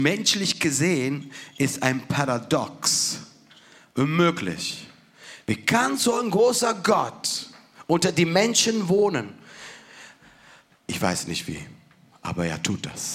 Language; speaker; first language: German; non-native, fluent; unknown